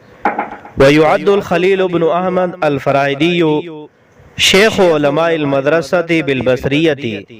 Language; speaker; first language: Arabic; non-native, fluent; Urdu